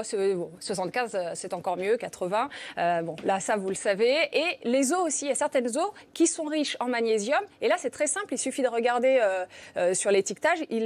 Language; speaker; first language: French; native; French